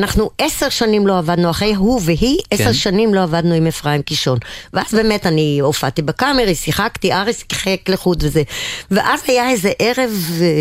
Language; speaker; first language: Hebrew; non-native, local second language; German